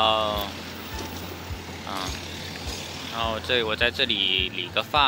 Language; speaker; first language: Chinese; native; Chinese